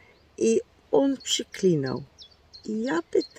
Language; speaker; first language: Polish; non-native, learner; Dutch